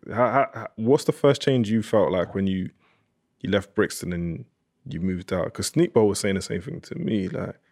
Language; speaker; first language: English; early bilingual, other home language; Yoruba